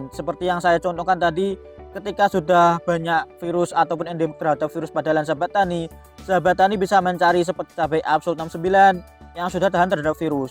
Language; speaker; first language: Indonesian; native; Indonesian